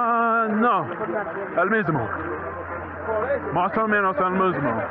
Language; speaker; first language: Spanish; non-native, learner; English